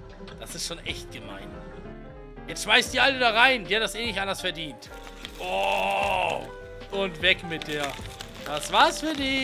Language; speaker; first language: German; native; German